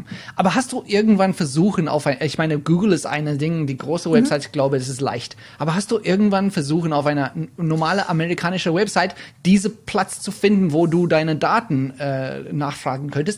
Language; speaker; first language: German; non-native, fluent; English